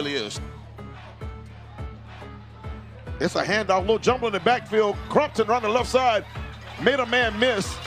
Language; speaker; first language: English; native; English